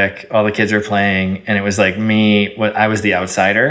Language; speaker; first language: English; early bilingual, other home language; Arabic